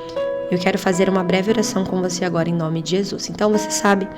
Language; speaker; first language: Portuguese; native; Portuguese